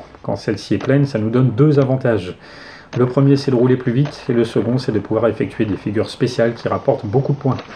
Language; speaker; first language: French; native; French